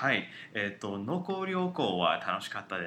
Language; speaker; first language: Japanese; non-native, learner; English